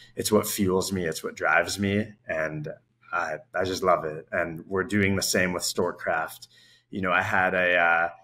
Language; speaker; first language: English; native; English